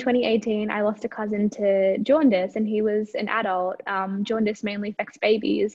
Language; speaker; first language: English; early bilingual, other home language; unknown